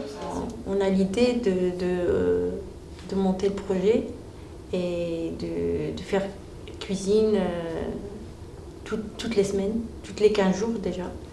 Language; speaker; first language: French; non-native, local second language; Arabic